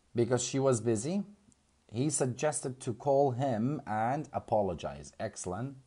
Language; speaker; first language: English; non-native, fluent; Central Kurdish